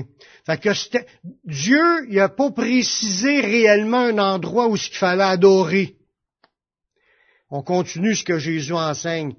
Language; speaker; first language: French; native; French